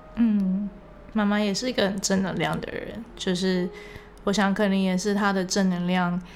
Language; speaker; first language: Chinese; early bilingual, heritage; Chinese